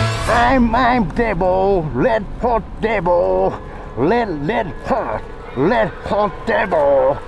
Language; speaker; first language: English; non-native, learner; Japanese